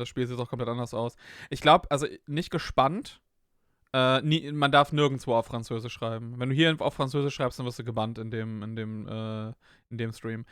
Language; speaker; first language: German; native; German